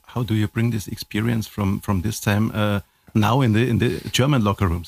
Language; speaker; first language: English; non-native, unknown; German